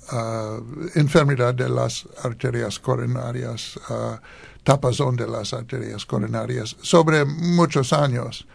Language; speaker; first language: Spanish; non-native, learner; English